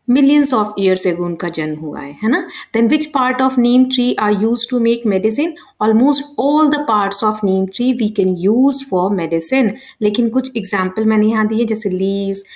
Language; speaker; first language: Hindi; native; Hindi